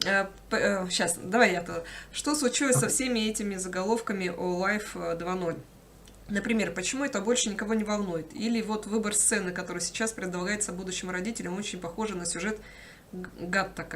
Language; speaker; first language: Russian; native; Russian